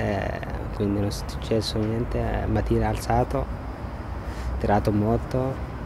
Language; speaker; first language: Italian; non-native, learner; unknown